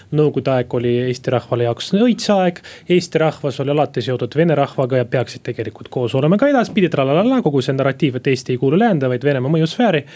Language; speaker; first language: Estonian; non-native, local second language; Russian